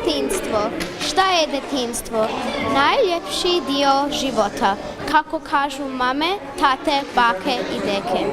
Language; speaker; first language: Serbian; early bilingual, heritage; Serbian